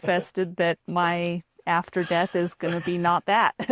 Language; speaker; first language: English; native; English